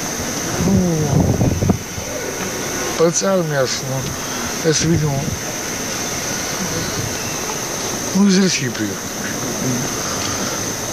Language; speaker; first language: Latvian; non-native, local second language; Russian